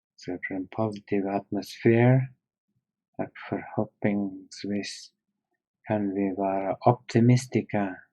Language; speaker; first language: Swedish; non-native, learner; English